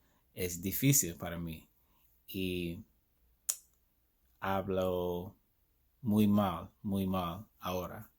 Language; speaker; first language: Spanish; non-native, learner; English